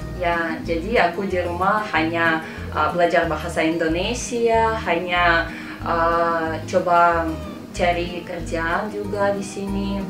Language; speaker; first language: Indonesian; non-native, fluent; Russian